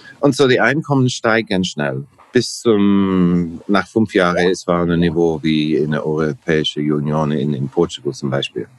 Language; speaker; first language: German; non-native, learner; English